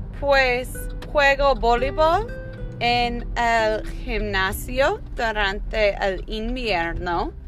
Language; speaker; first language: Spanish; non-native, fluent; English